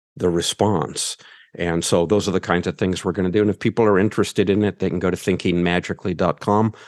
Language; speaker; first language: English; native; English